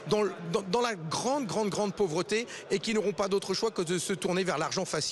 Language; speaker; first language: French; native; French